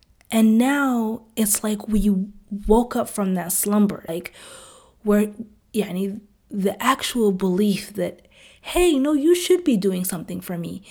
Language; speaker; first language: English; early bilingual, other home language; Arabic